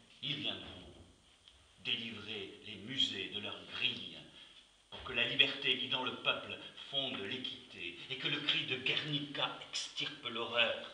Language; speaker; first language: French; native; French